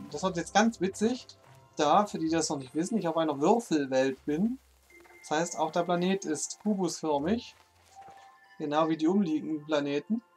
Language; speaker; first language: German; native; German